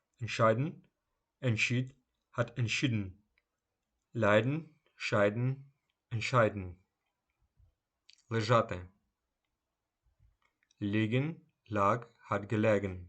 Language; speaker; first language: German; non-native, fluent; Ukrainian